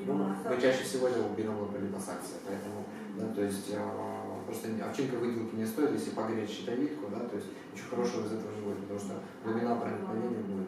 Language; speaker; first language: Russian; native; Russian